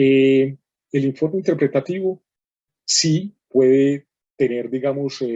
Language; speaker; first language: Spanish; native; Spanish